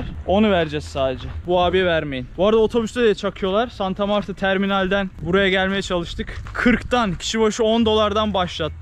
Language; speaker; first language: Turkish; native; Turkish